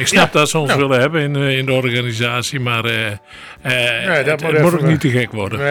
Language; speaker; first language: Dutch; native; Dutch